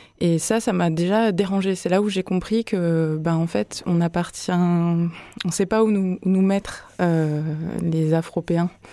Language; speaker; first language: French; early bilingual, other home language; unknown